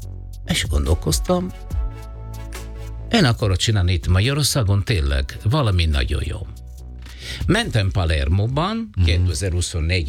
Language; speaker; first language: Hungarian; non-native, learner; Italian